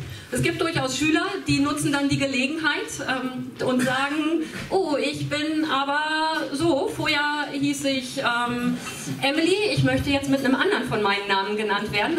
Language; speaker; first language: German; native; German